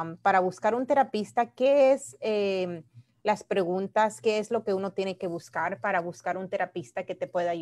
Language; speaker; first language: Spanish; early bilingual, heritage; Spanish